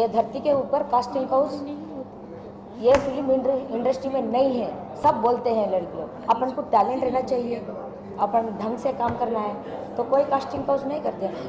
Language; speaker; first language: Hindi; non-native, local second language; Lambadi